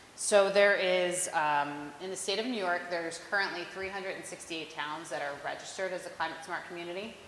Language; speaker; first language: English; native; English